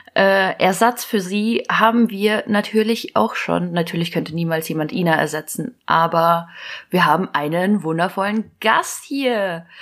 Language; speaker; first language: German; early bilingual, other home language; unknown